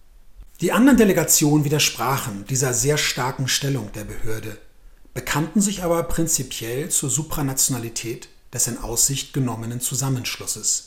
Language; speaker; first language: German; native; German